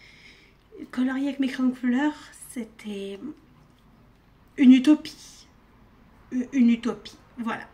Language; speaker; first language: French; native; French